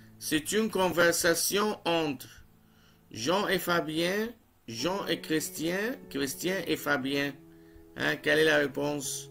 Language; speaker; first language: French; non-native, fluent; Arabic